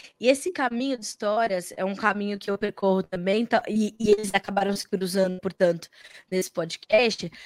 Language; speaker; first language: Portuguese; native; Portuguese